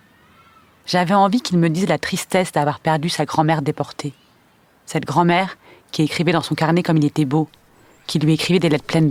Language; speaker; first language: French; native; French